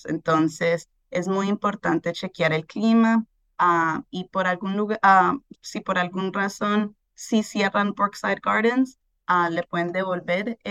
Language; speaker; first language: Spanish; early bilingual, heritage; Spanish